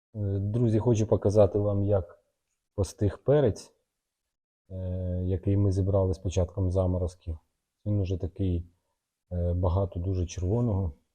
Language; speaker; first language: Ukrainian; non-native, local second language; Russian